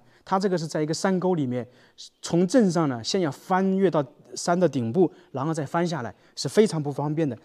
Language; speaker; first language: Chinese; native; Chinese